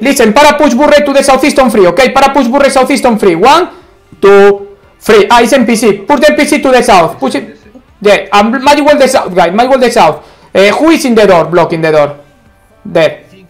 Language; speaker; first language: English; non-native, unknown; Spanish